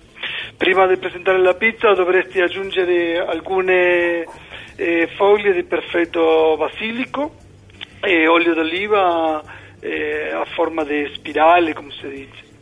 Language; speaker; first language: Italian; non-native, learner; Spanish